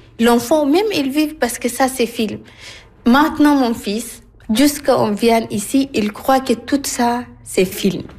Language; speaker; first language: French; non-native, learner; Arabic